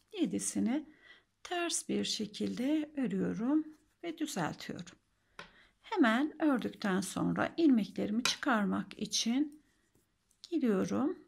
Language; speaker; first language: Turkish; native; Turkish